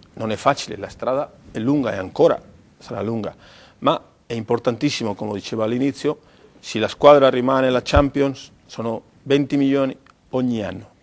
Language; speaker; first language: Italian; non-native, fluent; Spanish